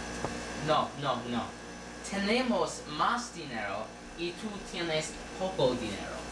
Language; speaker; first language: Spanish; non-native, learner; English